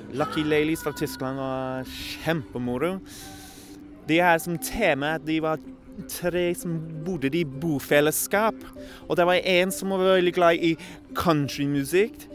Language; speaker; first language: Norwegian; non-native, learner; English